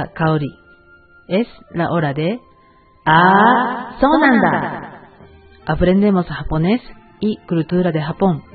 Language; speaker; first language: Spanish; non-native, learner; Japanese